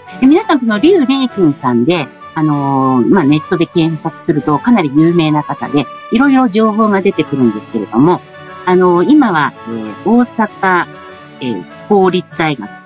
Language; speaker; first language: Japanese; native; Japanese